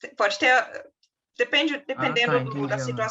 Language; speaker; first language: Portuguese; non-native, fluent; German